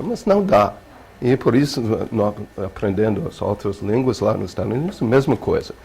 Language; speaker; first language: Portuguese; non-native, learner; English